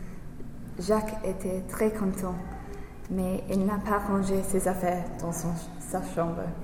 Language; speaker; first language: French; non-native, learner; English